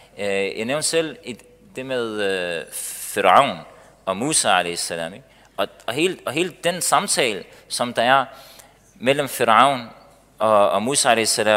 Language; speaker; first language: Danish; early bilingual, other home language; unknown